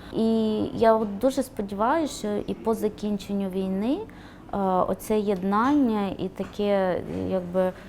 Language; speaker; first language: Ukrainian; non-native, local second language; Romany